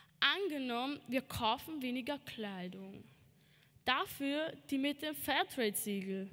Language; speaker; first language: German; early bilingual, other home language; Albanian